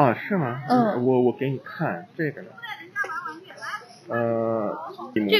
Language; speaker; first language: Chinese; non-native, fluent; Korean